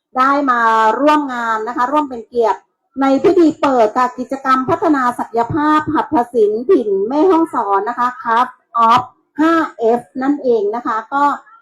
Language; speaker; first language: Thai; non-native, local second language; Shan